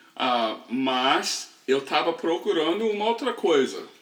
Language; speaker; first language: Portuguese; non-native, learner; English